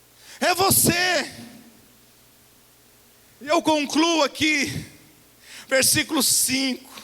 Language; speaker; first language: Portuguese; native; Portuguese